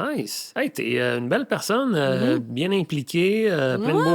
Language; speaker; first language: French; native; French